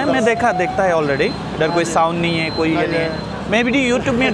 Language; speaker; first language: Hindi; non-native, learner; Bangla